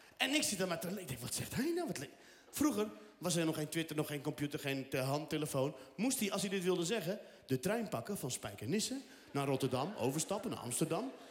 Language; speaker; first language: Dutch; early bilingual, other home language; Riffian